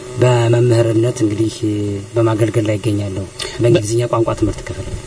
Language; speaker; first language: Amharic; native; Amharic